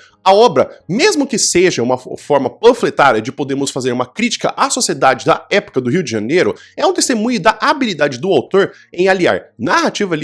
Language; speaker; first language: Portuguese; native; Portuguese